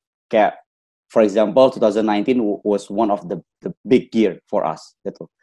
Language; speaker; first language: English; non-native, fluent; Indonesian